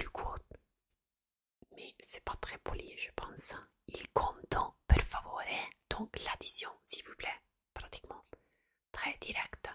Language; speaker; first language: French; non-native, fluent; Italian